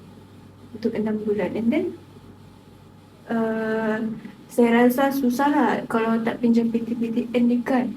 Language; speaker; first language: Malay; native; Malay